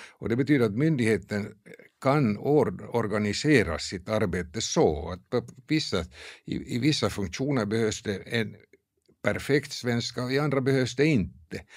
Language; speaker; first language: Swedish; native; Swedish